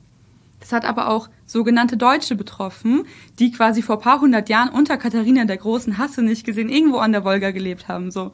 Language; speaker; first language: German; early bilingual, other home language; Russian